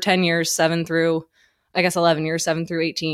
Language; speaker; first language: English; native; English